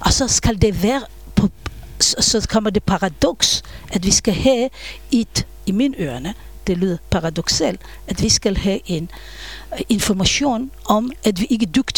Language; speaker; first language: Danish; non-native, fluent; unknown